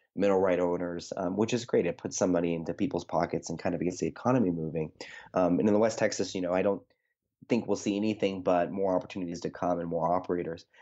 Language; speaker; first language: English; native; English